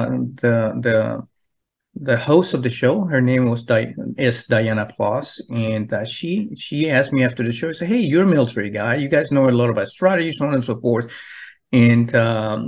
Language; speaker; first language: English; non-native, fluent; Spanish